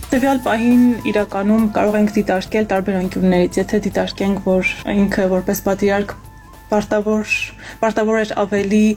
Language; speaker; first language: Armenian; native; Armenian